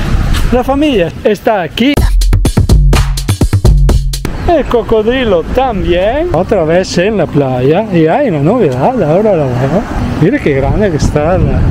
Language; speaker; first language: Spanish; non-native, learner; Italian